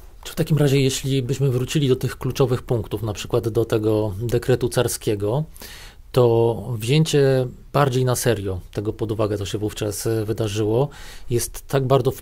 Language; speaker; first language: Polish; native; Polish